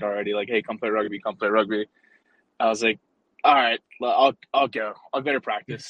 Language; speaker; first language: English; early bilingual, other home language; Spanish